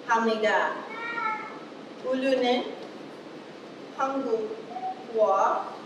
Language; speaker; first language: Korean; non-native, learner; English